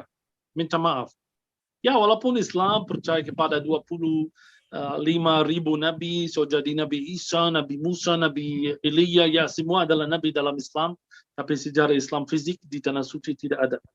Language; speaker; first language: Indonesian; non-native, fluent; Arabic